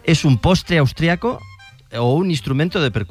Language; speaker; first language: Spanish; native; Spanish